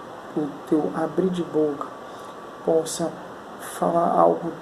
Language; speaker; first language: Portuguese; native; Portuguese